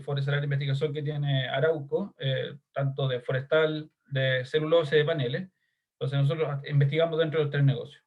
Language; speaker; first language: Spanish; native; Spanish